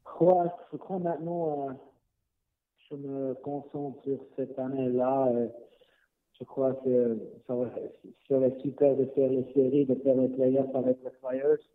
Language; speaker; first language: French; non-native, learner; Swiss German